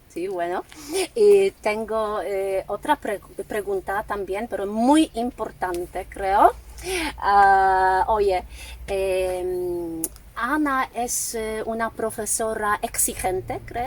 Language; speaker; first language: Spanish; non-native, fluent; Polish